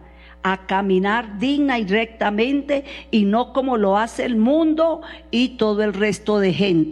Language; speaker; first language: Spanish; native; Spanish